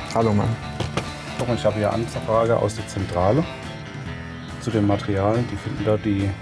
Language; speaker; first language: German; early bilingual, other home language; Bosnian